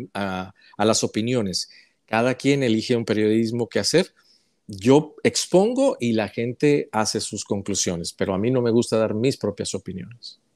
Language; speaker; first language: Spanish; native; Spanish